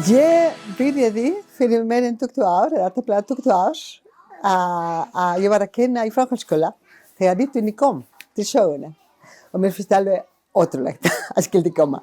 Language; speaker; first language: Icelandic; non-native, fluent; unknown